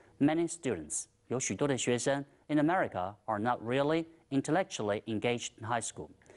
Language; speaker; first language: English; non-native, fluent; Chinese